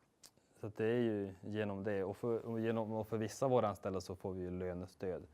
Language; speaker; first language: Swedish; native; Swedish